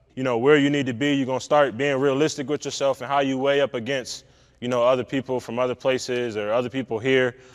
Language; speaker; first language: English; native; English